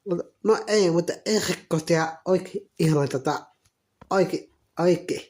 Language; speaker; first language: Finnish; non-native, learner; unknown